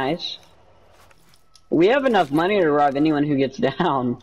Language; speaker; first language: English; native; English